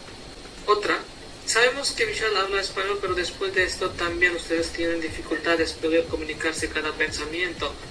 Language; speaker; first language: Spanish; non-native, fluent; Hindi